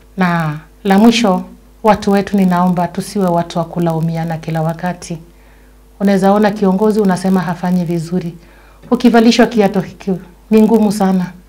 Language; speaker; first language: Swahili; non-native, local second language; Luyia